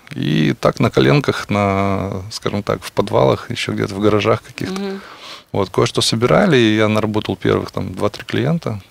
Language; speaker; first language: Russian; native; Russian